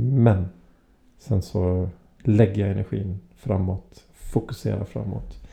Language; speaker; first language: Swedish; native; Swedish